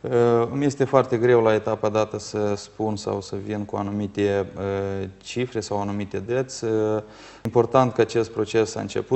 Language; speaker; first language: Romanian; native; Romanian